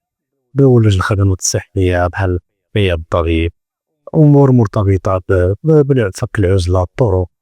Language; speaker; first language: Arabic; native; Arabic